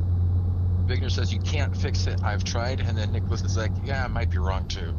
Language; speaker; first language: English; native; English